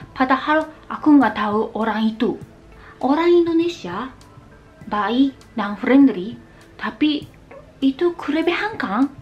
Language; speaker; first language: Indonesian; non-native, fluent; Japanese